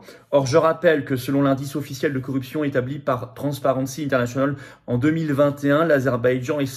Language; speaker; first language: French; native; French